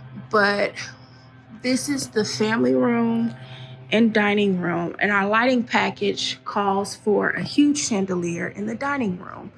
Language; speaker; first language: English; native; English